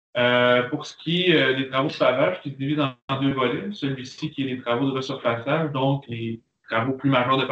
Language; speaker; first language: French; native; French